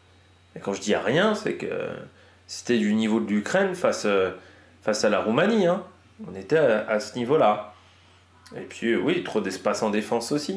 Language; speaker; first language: French; native; French